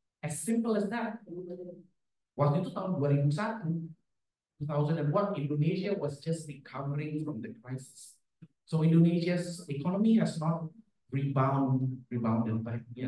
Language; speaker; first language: English; non-native, fluent; Indonesian